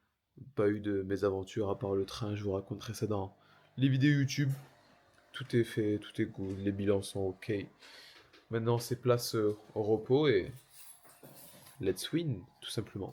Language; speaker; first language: French; native; French